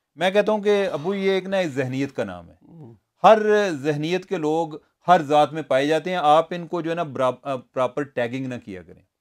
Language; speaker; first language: Urdu; non-native, local second language; Punjabi